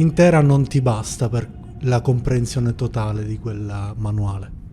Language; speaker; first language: Italian; native; Italian